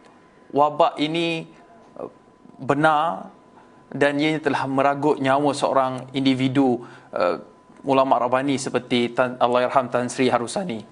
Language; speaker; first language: Malay; native; Malay